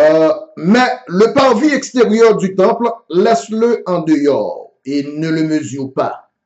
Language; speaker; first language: French; non-native, local second language; Haitian Creole